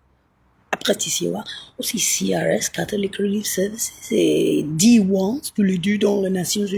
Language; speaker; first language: French; non-native, learner; Italian